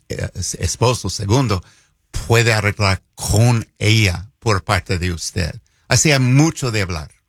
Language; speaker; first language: Spanish; non-native, fluent; English